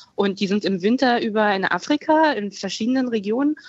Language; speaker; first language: German; native; German